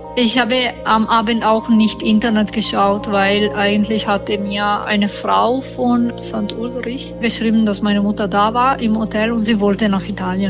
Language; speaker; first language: German; non-native, learner; Italian